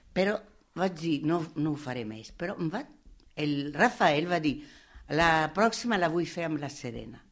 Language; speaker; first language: Catalan; non-native, fluent; Italian